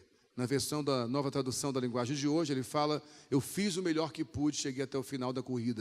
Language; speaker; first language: Portuguese; native; Portuguese